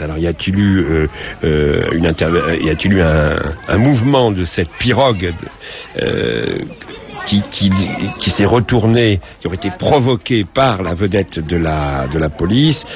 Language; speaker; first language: French; native; French